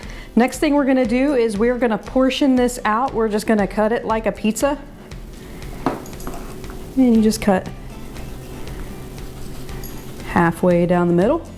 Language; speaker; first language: English; native; English